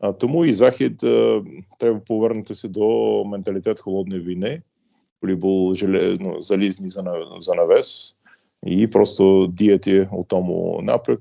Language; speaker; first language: Ukrainian; non-native, fluent; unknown